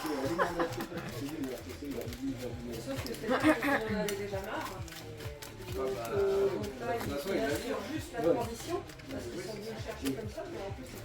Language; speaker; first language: French; native; French